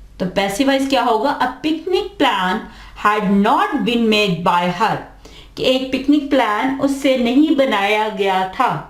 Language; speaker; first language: Urdu; native; Urdu